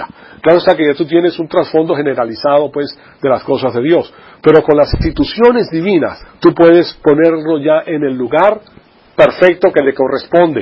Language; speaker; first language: Spanish; native; Spanish